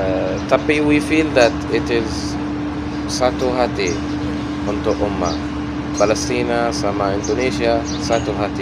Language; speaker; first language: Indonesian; non-native, learner; Arabic